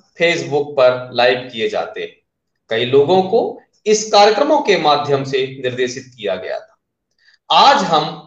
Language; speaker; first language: Hindi; non-native, local second language; Marathi